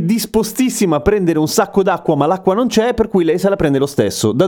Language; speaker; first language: Italian; native; Italian